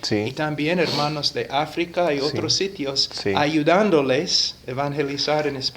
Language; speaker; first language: Spanish; non-native, fluent; English